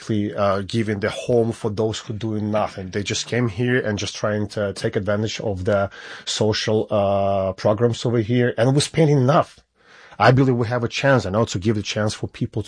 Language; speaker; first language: English; non-native, fluent; Russian